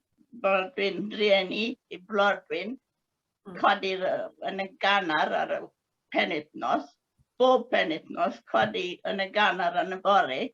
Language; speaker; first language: Welsh; non-native, learner; English